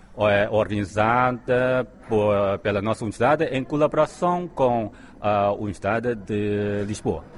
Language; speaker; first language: Portuguese; non-native, fluent; Chinese